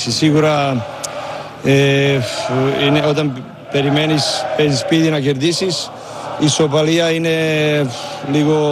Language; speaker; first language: Greek; non-native, learner; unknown